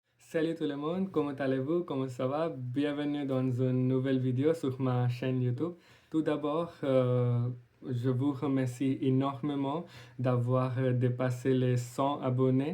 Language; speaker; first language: French; non-native, learner; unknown